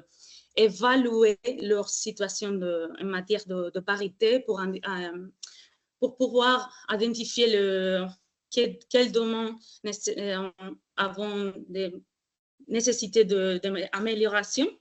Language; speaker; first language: French; non-native, fluent; Spanish